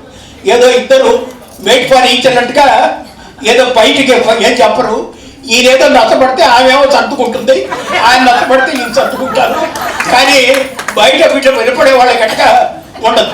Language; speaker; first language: Telugu; native; Telugu